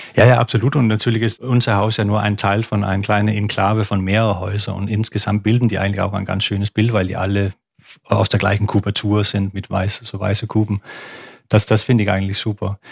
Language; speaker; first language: German; non-native, fluent; Danish